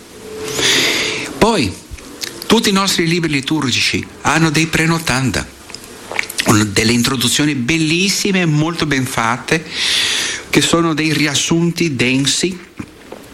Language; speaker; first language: Italian; non-native, fluent; Portuguese